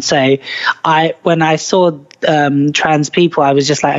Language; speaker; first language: English; native; English